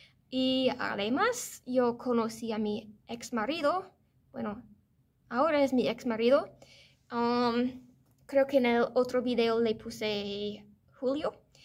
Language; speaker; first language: Spanish; non-native, fluent; English